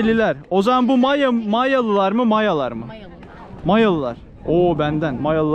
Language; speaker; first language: Turkish; native; Turkish